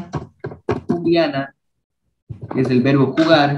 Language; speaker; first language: Spanish; non-native, local second language; Quechua